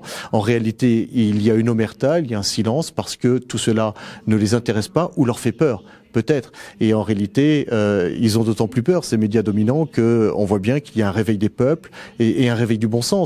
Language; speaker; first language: French; native; French